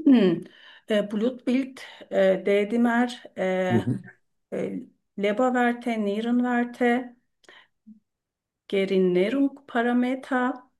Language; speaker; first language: German; non-native, learner; Turkish